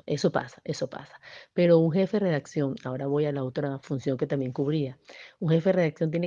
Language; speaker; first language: Spanish; native; Spanish